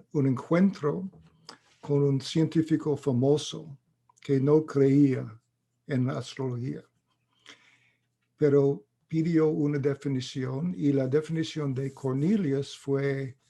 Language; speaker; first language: Spanish; non-native, fluent; English